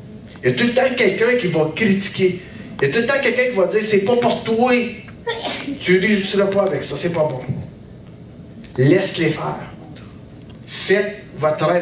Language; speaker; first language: French; native; French